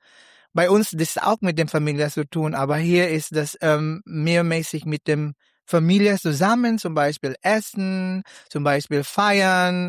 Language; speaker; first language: German; non-native, learner; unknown